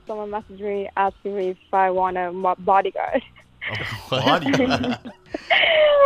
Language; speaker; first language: English; non-native, local second language; Tamil